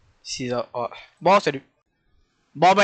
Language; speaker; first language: French; native; French